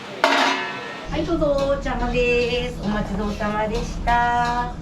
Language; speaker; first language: Japanese; native; Japanese